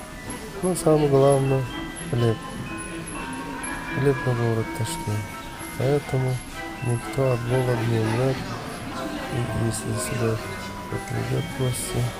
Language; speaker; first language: Russian; non-native, local second language; Uzbek